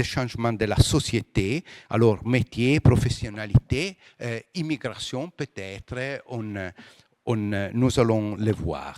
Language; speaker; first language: French; non-native, fluent; Italian